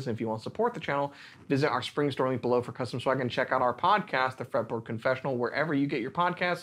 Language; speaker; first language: English; native; English